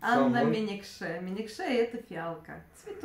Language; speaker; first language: Russian; native; Russian